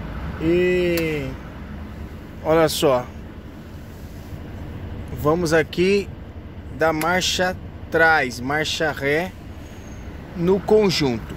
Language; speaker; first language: Portuguese; native; Portuguese